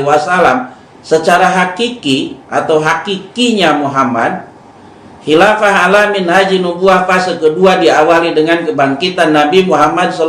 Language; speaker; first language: Indonesian; native; Indonesian